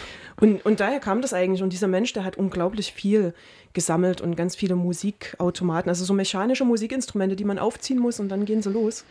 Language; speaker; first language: German; native; German